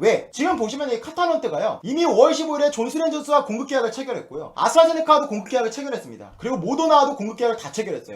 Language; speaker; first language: Korean; native; Korean